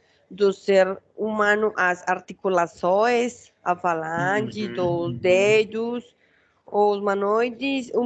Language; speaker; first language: Portuguese; non-native, learner; Spanish